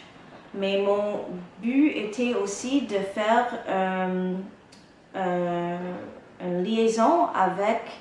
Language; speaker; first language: French; non-native, local second language; English